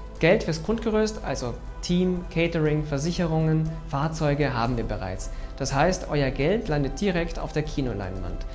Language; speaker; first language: German; native; German